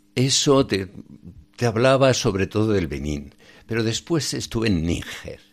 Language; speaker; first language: Spanish; native; Spanish